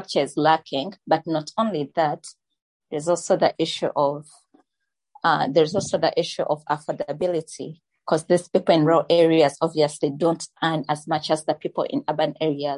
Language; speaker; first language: English; non-native, local second language; Ganda